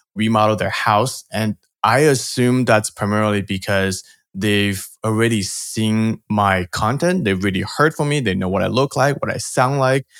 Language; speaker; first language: English; early bilingual, other home language; Chinese